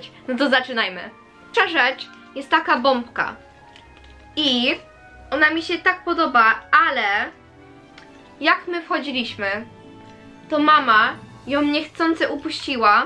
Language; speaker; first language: Polish; early bilingual, heritage; Polish